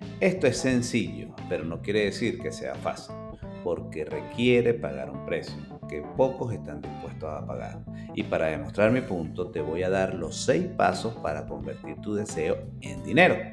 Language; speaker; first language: Spanish; native; Spanish